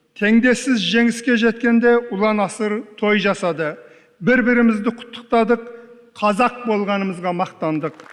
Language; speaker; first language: Kazakh; early bilingual, heritage; Kazakh